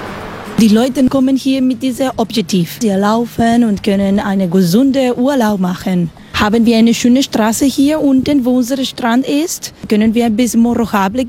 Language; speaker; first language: German; non-native, learner; Spanish